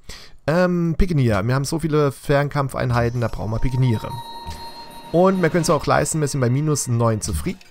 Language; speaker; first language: German; native; German